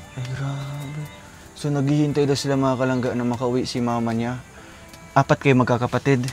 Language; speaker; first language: Filipino; non-native, local second language; Cebuano